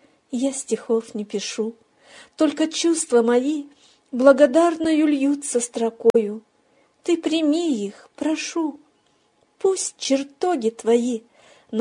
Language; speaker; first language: Russian; native; Russian